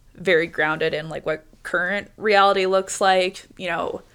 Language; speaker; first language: English; native; English